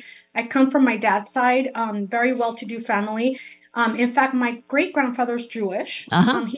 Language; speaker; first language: English; early bilingual, other home language; Spanish